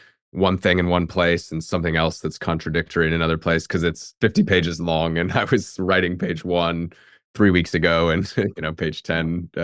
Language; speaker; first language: English; native; English